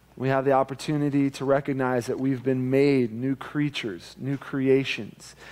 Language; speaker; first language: English; native; English